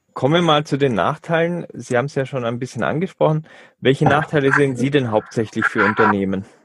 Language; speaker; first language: German; native; German